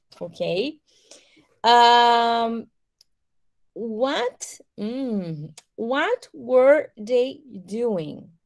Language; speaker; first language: English; non-native, fluent; Portuguese